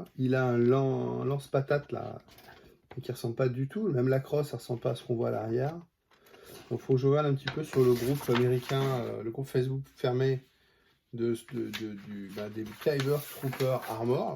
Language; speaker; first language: French; native; French